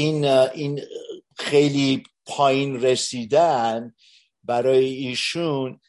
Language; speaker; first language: Persian; early bilingual, heritage; Persian